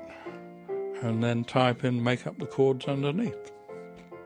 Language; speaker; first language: English; native; English